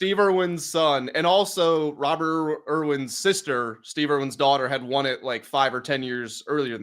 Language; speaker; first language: English; native; English